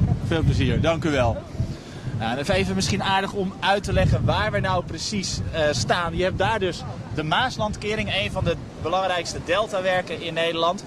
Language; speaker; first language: Dutch; native; Dutch